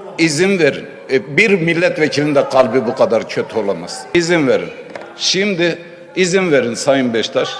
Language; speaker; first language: Turkish; native; Turkish